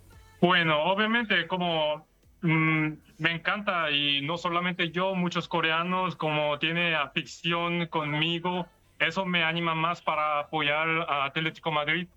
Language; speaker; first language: Spanish; non-native, learner; Korean